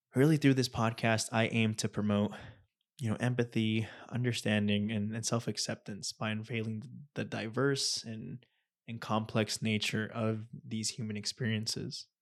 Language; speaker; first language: English; native; English